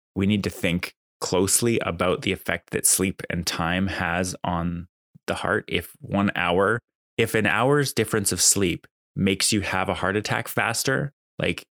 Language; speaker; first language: English; native; English